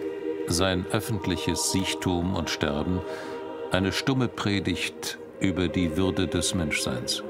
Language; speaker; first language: German; native; German